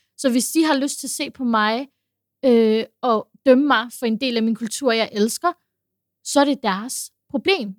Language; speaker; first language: Danish; early bilingual, other home language; Urdu